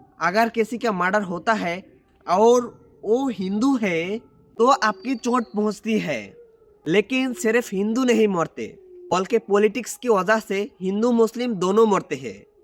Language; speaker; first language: Hindi; non-native, learner; Bangla